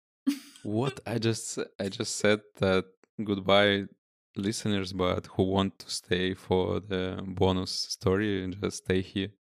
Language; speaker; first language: English; non-native, fluent; Russian